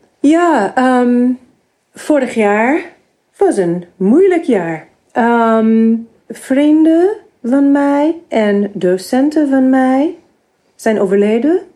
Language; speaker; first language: Dutch; non-native, fluent; English